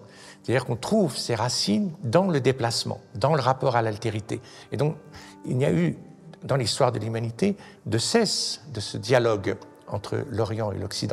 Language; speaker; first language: French; native; French